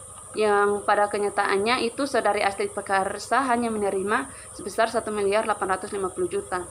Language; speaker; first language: Indonesian; native; Indonesian